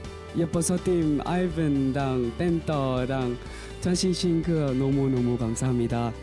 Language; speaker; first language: Korean; non-native, learner; Vietnamese